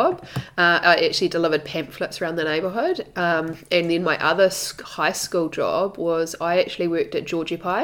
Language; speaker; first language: English; native; English